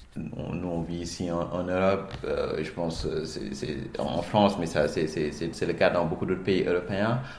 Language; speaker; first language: French; non-native, local second language; Wolof